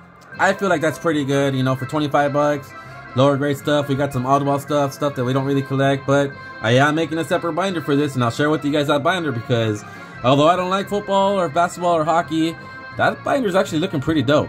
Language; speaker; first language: English; native; English